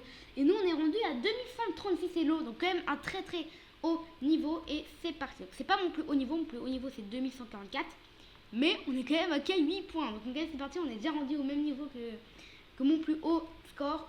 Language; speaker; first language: French; native; French